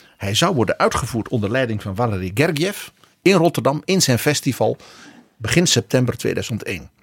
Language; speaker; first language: Dutch; native; Dutch